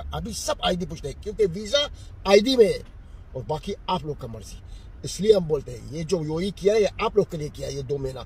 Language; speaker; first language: Hindi; non-native, fluent; Bangla